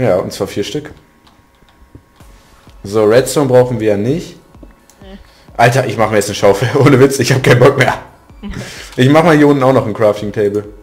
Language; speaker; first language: German; native; German